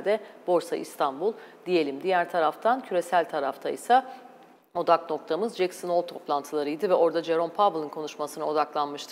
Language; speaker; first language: Turkish; native; Turkish